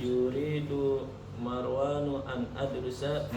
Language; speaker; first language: Arabic; non-native, learner; Indonesian